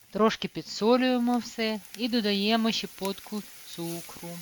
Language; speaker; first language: Ukrainian; native; Ukrainian